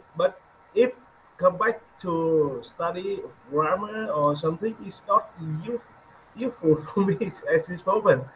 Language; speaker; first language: English; non-native, learner; Vietnamese